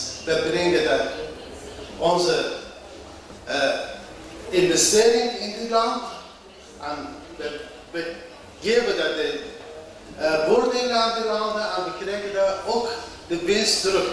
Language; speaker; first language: Dutch; non-native, local second language; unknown